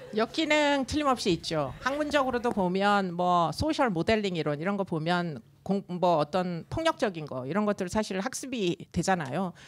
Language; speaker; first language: Korean; native; Korean